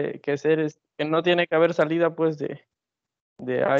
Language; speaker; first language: Spanish; native; Spanish